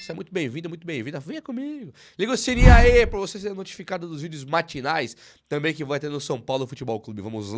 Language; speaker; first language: Portuguese; native; Portuguese